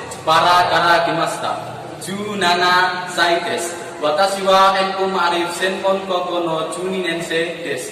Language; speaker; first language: Japanese; non-native, learner; Indonesian